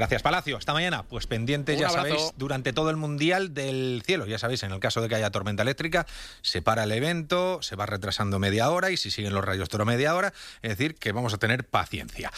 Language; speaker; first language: Spanish; native; Spanish